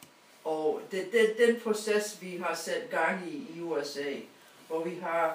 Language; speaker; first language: Danish; non-native, fluent; English